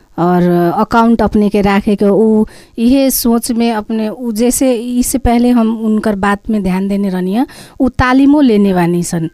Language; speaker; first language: Bhojpuri; native; Bhojpuri